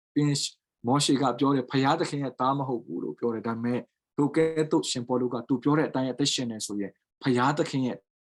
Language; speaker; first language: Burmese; non-native, local second language; Tedim Chin